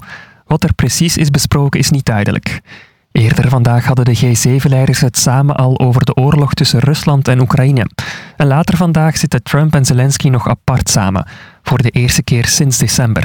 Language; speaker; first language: Dutch; native; Dutch